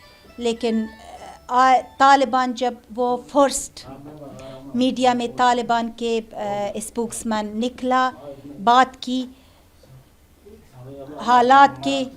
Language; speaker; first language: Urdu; non-native, learner; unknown